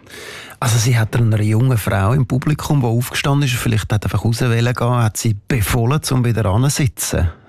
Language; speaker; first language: German; native; German